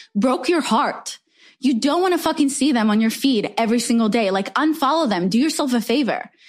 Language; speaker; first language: English; non-native, fluent; Hebrew